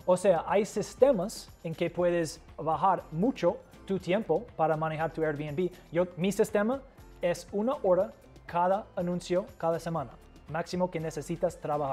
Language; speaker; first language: Spanish; non-native, fluent; English